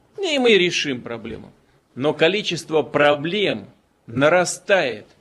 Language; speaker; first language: Russian; native; Russian